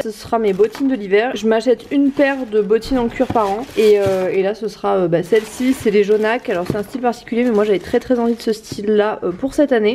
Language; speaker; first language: French; native; French